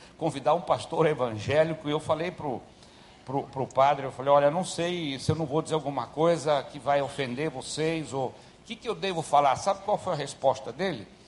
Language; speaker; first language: Portuguese; early bilingual, other home language; German